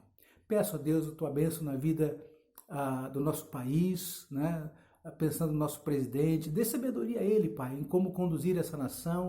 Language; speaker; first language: Portuguese; native; Portuguese